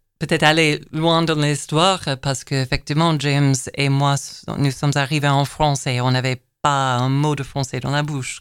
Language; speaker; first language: French; non-native, fluent; English